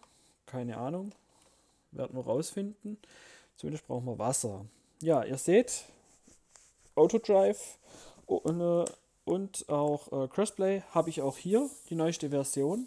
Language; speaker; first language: German; native; German